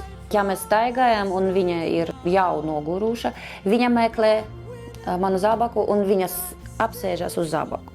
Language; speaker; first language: Latvian; non-native, local second language; Russian